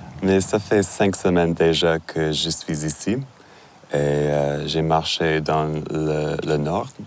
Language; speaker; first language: French; non-native, local second language; English